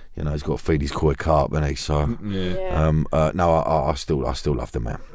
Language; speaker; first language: English; native; English